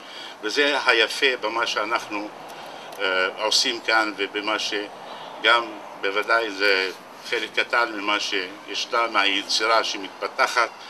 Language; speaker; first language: Hebrew; non-native, local second language; Arabic